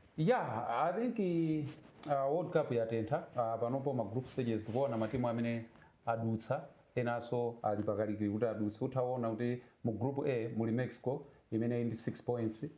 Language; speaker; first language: Nyanja; native; Nyanja